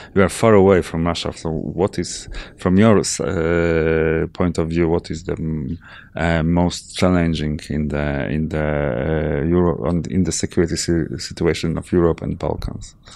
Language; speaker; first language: English; non-native, fluent; Polish